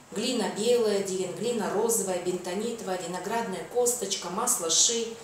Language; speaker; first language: Russian; non-native, local second language; Kazakh